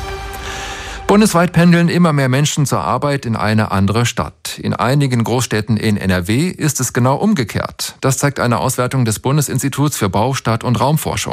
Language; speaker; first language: German; native; German